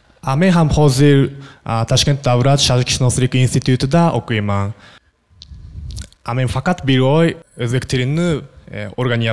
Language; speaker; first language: Uzbek; non-native, learner; Japanese